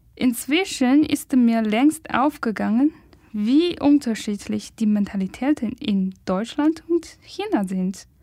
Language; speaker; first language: German; non-native, fluent; Chinese